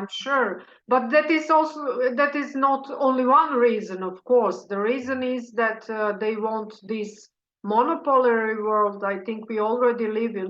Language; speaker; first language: English; non-native, fluent; Serbian